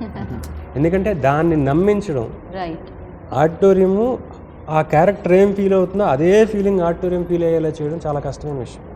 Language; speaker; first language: Telugu; native; Telugu